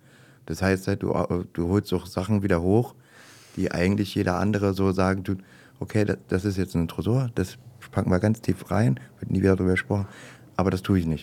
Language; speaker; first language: German; native; German